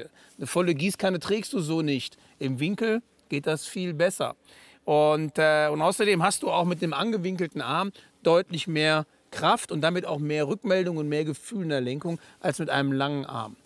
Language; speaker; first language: German; native; German